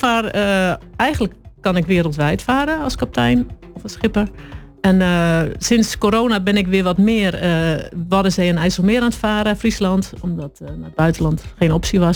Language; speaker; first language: Dutch; native; Dutch